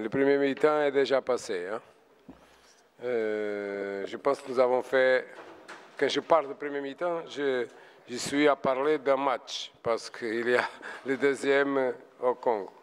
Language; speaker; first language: French; non-native, fluent; Portuguese